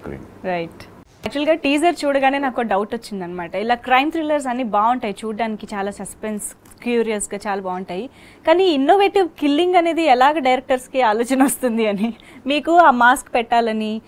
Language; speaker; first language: Telugu; native; Telugu